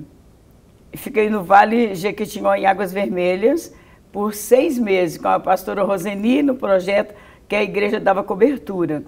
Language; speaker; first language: Portuguese; native; Portuguese